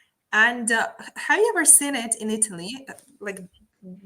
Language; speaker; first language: English; non-native, fluent; Ukrainian